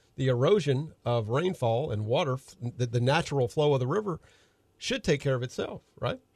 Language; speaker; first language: English; native; English